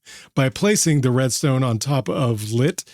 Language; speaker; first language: English; native; English